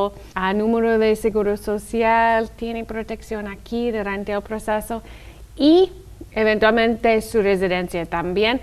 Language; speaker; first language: Spanish; non-native, fluent; English